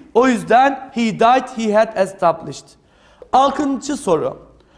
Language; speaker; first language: English; non-native, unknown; Turkish